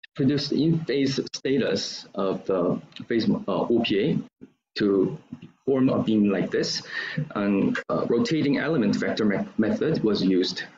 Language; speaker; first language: English; non-native, fluent; Korean